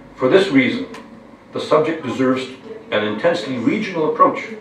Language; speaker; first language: English; non-native, fluent; Lithuanian